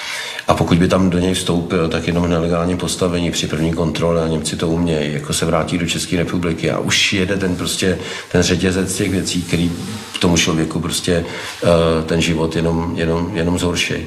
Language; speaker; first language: Czech; native; Czech